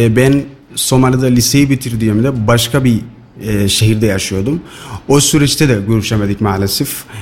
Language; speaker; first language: Turkish; non-native, fluent; Somali